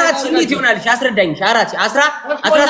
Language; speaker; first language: Amharic; native; Amharic